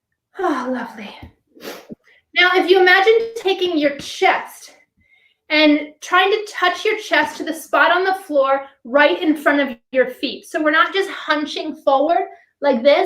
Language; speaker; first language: English; native; English